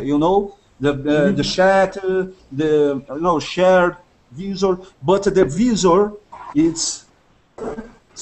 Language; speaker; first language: English; non-native, learner; Russian